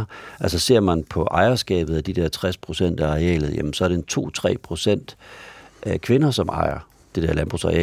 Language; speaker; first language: Danish; native; Danish